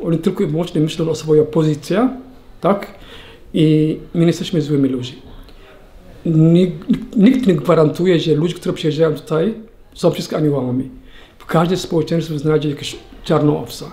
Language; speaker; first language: Polish; non-native, learner; Somali